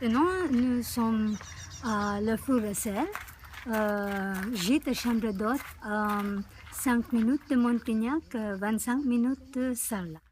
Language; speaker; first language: French; non-native, learner; English